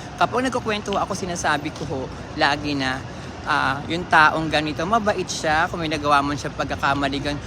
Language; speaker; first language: Filipino; native; Filipino